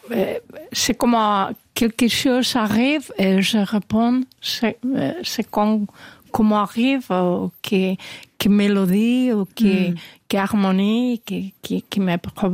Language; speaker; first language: French; non-native, learner; Spanish